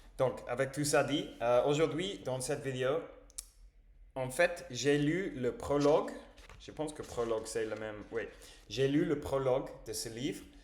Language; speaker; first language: French; non-native, learner; English